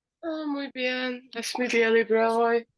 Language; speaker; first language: Spanish; non-native, learner; Hungarian